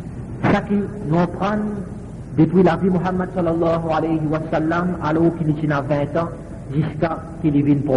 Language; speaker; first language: French; non-native, local second language; Morisyen